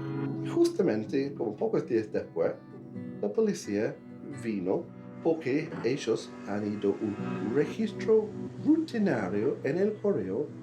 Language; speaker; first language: Spanish; non-native, fluent; English